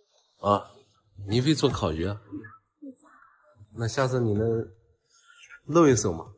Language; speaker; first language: Chinese; native; Chinese